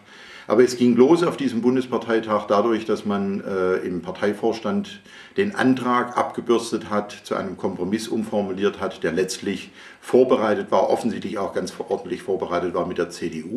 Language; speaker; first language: German; native; German